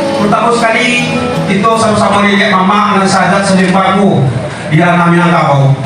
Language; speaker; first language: Indonesian; non-native, local second language; Minangkabau